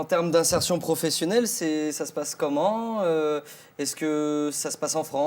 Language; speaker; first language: French; native; French